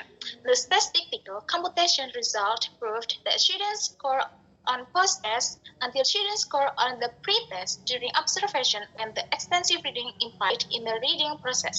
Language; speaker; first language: English; non-native, learner; Indonesian